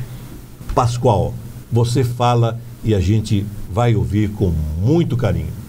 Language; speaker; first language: Portuguese; native; Portuguese